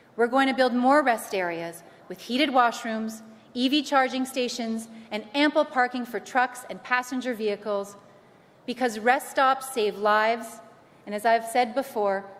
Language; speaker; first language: English; native; English